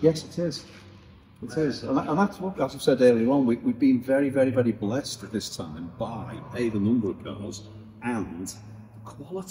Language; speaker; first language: English; native; English